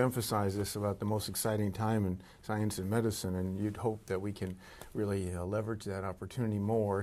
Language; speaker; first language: English; native; English